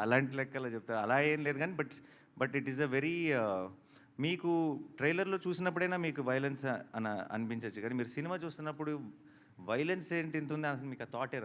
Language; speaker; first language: Telugu; native; Telugu